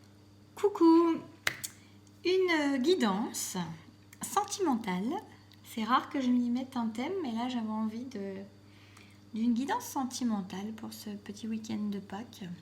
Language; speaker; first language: French; native; French